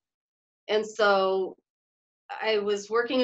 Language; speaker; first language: English; native; English